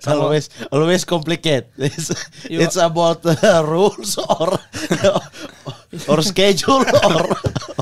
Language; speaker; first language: English; non-native, learner; Indonesian